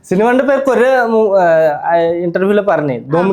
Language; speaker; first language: Malayalam; non-native, local second language; Bangla